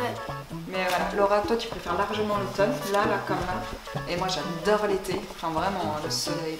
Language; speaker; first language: French; native; French